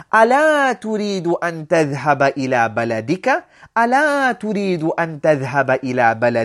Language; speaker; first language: Arabic; non-native, fluent; English